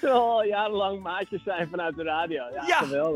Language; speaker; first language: Dutch; native; Dutch